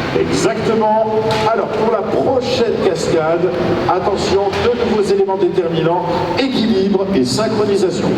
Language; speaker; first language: French; native; French